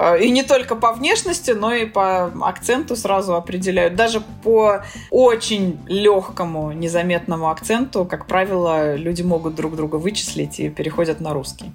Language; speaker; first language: Russian; native; Russian